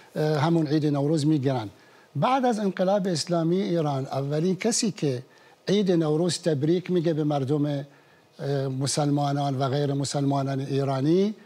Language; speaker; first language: Persian; non-native, fluent; Arabic